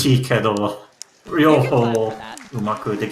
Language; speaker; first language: Japanese; non-native, learner; English